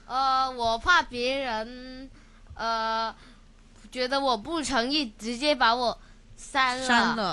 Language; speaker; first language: Chinese; non-native, local second language; Cantonese